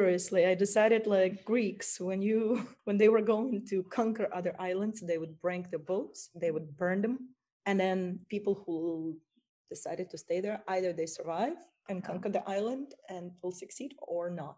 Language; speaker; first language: English; non-native, fluent; Ukrainian